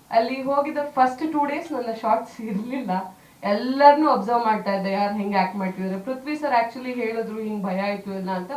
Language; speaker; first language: Kannada; native; Kannada